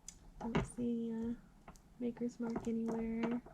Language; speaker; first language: English; native; English